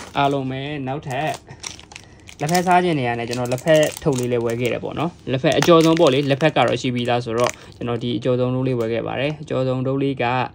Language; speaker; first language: Burmese; native; Burmese